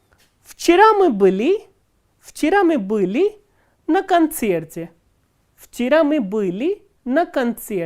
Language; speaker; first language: Russian; non-native, fluent; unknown